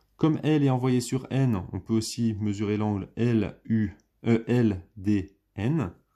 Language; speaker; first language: French; native; French